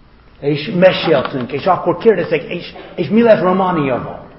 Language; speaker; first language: Hungarian; non-native, learner; English